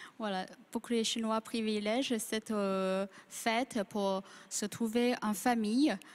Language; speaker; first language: French; non-native, fluent; Chinese